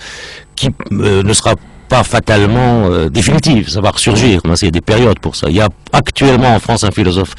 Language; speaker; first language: French; native; French